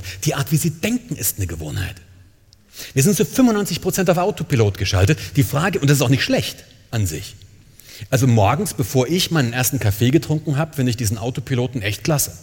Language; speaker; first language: German; native; German